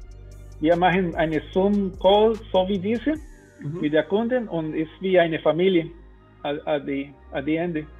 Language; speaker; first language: German; non-native, learner; Spanish